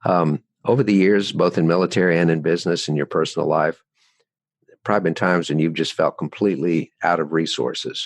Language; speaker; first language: English; native; English